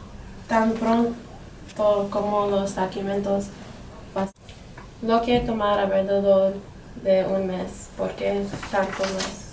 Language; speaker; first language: Spanish; non-native, learner; English